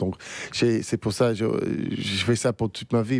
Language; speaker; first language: French; non-native, fluent; English